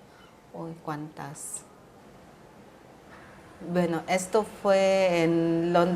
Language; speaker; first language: Spanish; non-native, learner; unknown